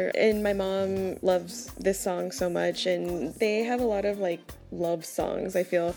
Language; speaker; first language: English; native; English